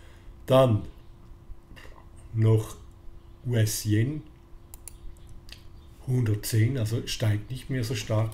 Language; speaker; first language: German; native; German